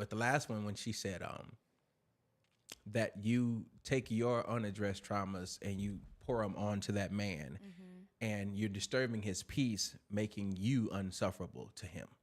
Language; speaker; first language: English; native; English